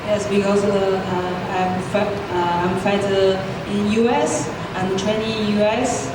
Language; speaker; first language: English; non-native, learner; Chinese